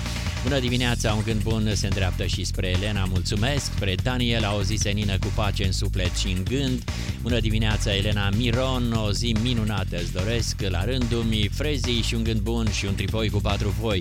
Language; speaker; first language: Romanian; native; Romanian